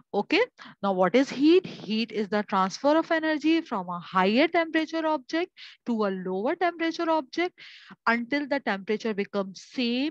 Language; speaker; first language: English; non-native, local second language; Urdu